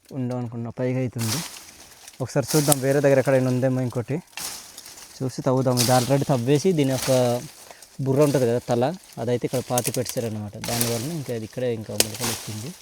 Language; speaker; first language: Telugu; non-native, local second language; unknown